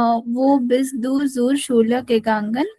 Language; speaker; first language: German; non-native, learner; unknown